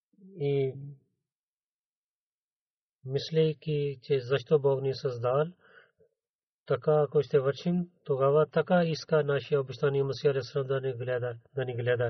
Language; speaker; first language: Bulgarian; non-native, learner; Urdu